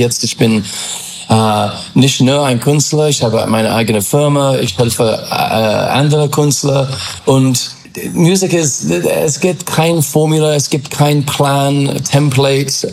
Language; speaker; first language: German; non-native, learner; English